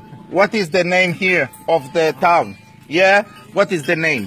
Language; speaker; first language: English; non-native, learner; Hebrew